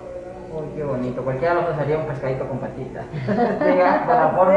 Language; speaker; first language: Spanish; native; Spanish